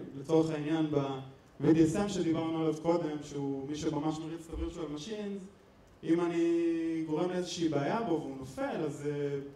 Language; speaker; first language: Hebrew; native; Hebrew